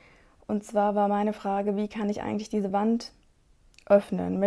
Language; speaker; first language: German; non-native, fluent; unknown